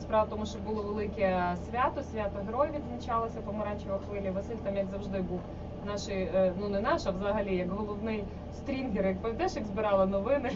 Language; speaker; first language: Ukrainian; native; Ukrainian